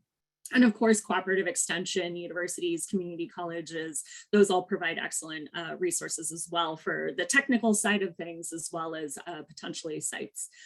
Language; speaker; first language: English; native; English